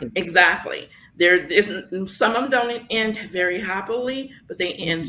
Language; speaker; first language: English; native; English